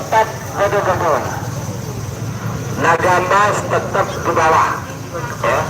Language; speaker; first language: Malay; non-native, local second language; Madurese